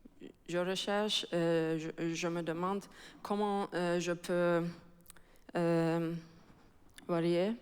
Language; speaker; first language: French; non-native, fluent; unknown